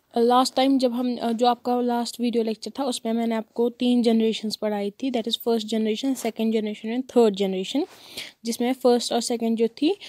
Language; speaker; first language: Hindi; non-native, local second language; Kashmiri